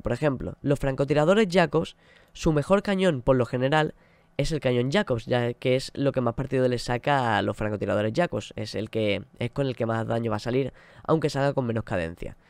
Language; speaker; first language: Spanish; native; Spanish